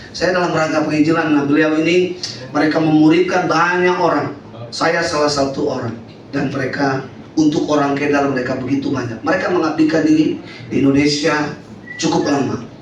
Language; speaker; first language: Indonesian; native; Indonesian